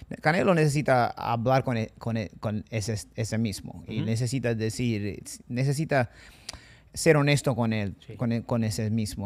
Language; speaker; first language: Spanish; non-native, fluent; English